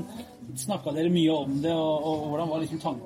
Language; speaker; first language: Norwegian; native; Norwegian